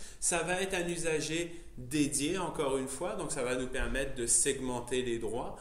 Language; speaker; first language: French; native; French